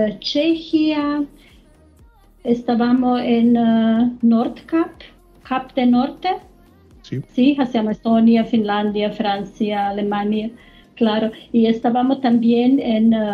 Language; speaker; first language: Spanish; non-native, learner; German